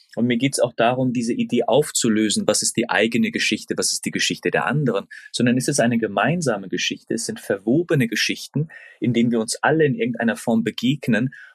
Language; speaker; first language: German; early bilingual, other home language; Turkish